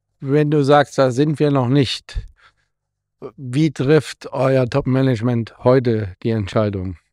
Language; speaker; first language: German; native; German